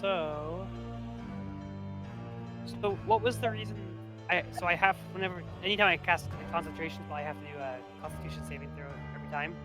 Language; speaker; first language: English; native; English